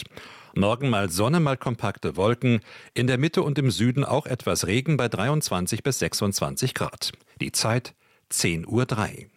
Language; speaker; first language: German; native; German